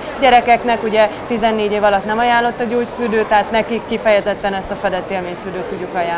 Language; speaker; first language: Hungarian; native; Hungarian